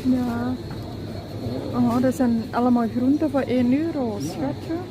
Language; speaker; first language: Dutch; non-native, learner; Thai